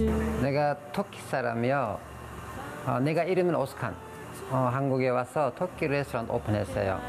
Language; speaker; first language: Korean; non-native, learner; Turkish